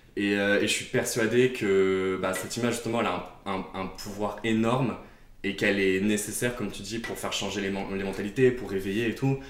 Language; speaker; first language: French; native; French